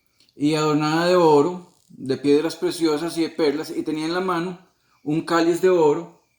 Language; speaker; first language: Spanish; native; Spanish